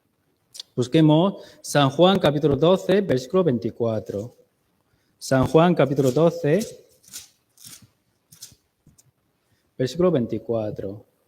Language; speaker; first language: Spanish; non-native, learner; Chinese